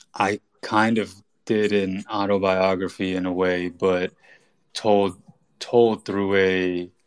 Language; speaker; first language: English; native; English